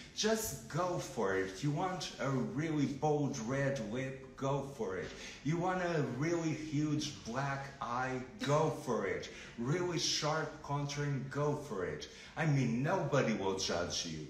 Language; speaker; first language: English; non-native, fluent; Portuguese